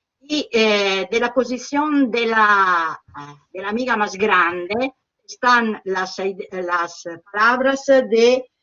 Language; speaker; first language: Spanish; non-native, learner; Italian